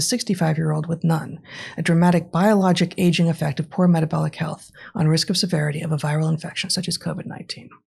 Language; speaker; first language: English; native; English